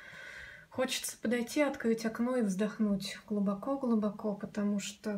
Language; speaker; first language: Russian; native; Russian